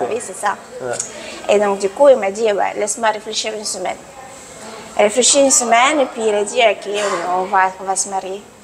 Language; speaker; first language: French; non-native, fluent; Russian